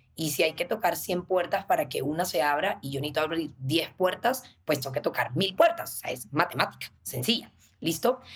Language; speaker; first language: Spanish; native; Spanish